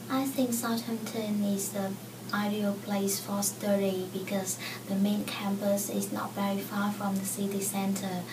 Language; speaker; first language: English; non-native, fluent; Vietnamese